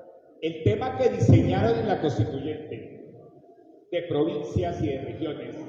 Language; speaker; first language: Spanish; native; Spanish